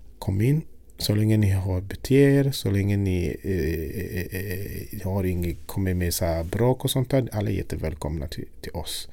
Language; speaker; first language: Swedish; non-native, fluent; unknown